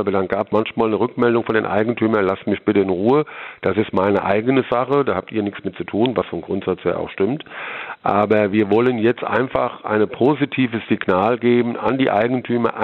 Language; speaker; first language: German; native; German